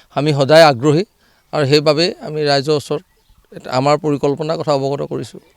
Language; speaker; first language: Assamese; native; Assamese